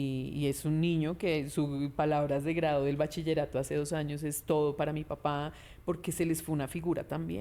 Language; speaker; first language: Spanish; native; Spanish